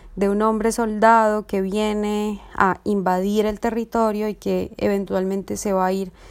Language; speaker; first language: Spanish; native; Spanish